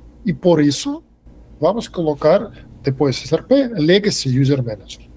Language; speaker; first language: Portuguese; non-native, fluent; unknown